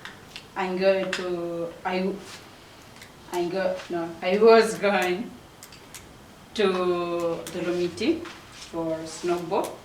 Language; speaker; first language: English; non-native, learner; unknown